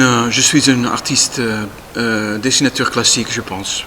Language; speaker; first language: French; non-native, learner; Dutch